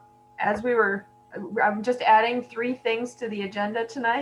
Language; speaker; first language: English; native; English